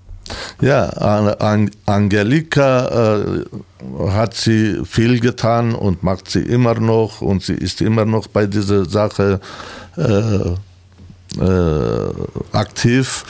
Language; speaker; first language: German; non-native, learner; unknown